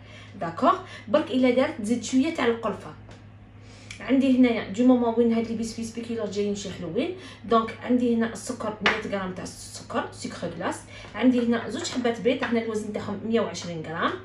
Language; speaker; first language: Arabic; native; Arabic